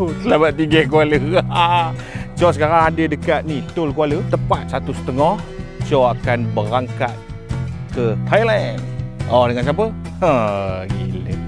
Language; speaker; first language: Malay; native; Malay